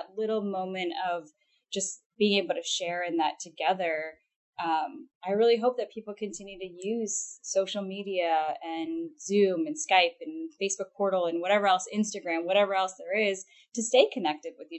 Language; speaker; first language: English; native; English